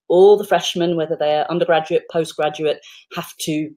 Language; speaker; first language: English; native; English